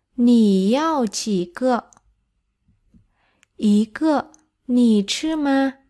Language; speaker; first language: Chinese; non-native, fluent; Vietnamese